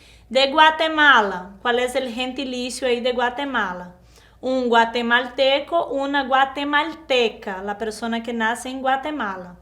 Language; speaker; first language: Spanish; non-native, fluent; Portuguese